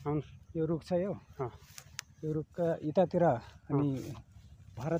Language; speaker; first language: Nepali; non-native, local second language; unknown